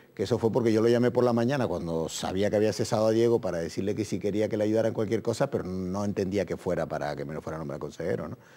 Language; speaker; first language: Spanish; native; Spanish